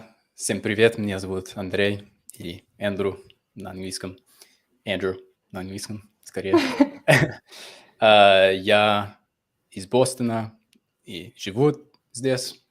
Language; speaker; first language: Russian; non-native, fluent; English